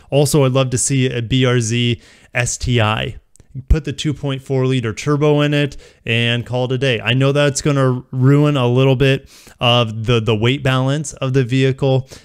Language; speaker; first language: English; native; English